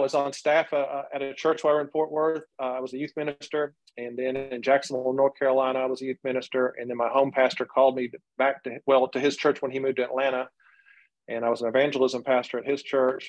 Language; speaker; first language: English; native; English